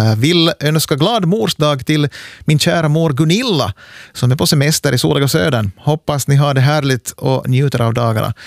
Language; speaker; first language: Swedish; native; Swedish